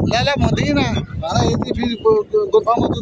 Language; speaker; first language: Arabic; non-native, learner; Bangla